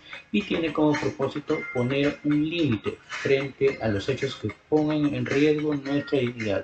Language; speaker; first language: Spanish; native; Spanish